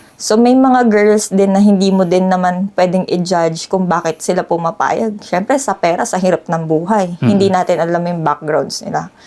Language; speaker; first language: Filipino; native; Filipino